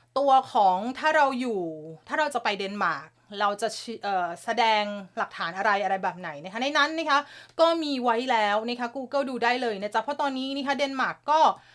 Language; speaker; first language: Thai; native; Thai